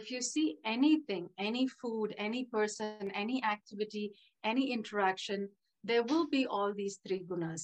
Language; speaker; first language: English; non-native, local second language; Tamil